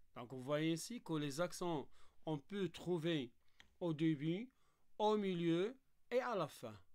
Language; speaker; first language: French; non-native, local second language; Arabic